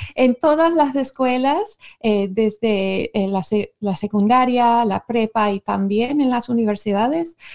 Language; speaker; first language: Spanish; non-native, fluent; English